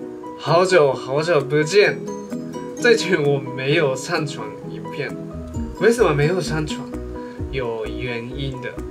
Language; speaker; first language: Chinese; non-native, fluent; Japanese